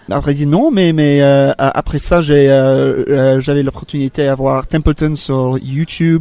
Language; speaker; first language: French; non-native, fluent; English